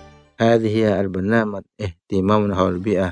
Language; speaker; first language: Arabic; non-native, fluent; Indonesian